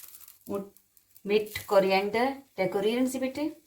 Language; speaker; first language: German; non-native, learner; Urdu